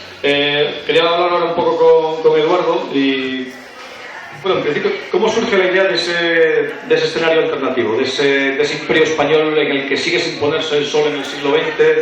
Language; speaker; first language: Spanish; native; Spanish